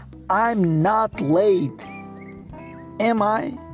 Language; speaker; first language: English; non-native, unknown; Portuguese